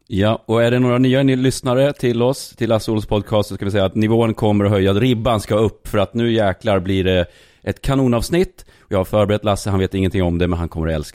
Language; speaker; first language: Swedish; native; Swedish